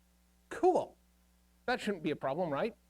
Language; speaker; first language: English; native; English